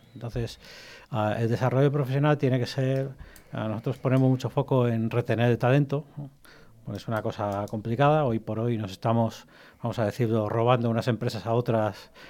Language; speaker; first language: Spanish; native; Spanish